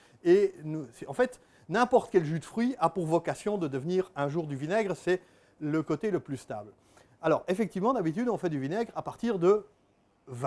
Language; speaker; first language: French; native; French